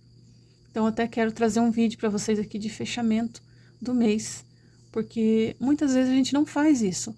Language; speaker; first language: Portuguese; native; Portuguese